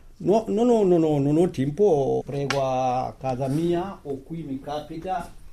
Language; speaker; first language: Italian; non-native, fluent; Wolof